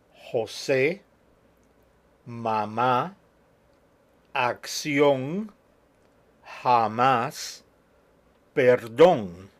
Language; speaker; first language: Spanish; non-native, fluent; English